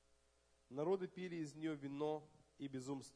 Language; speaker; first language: Russian; native; Russian